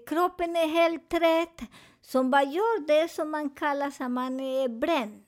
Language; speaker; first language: Swedish; non-native, learner; Spanish